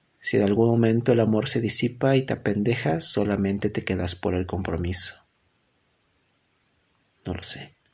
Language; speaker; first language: Spanish; native; Spanish